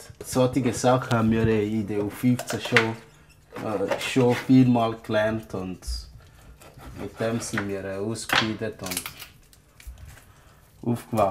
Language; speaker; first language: German; early bilingual, other home language; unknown